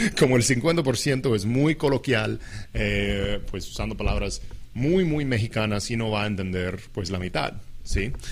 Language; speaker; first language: Spanish; non-native, fluent; English